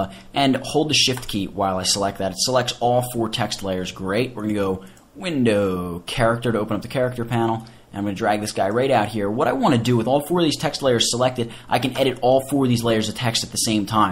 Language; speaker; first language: English; native; English